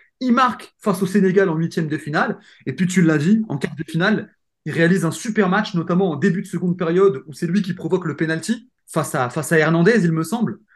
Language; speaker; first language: French; native; French